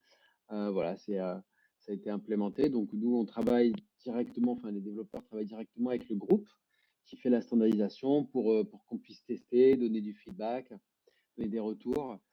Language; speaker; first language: French; native; French